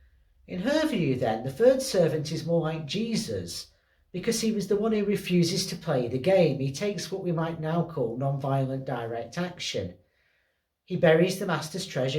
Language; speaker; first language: English; native; English